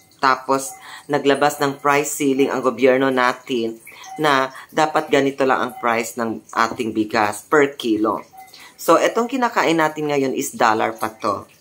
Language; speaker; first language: Filipino; non-native, local second language; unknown